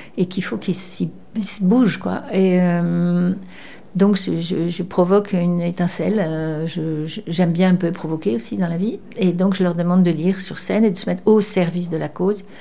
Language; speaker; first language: French; native; French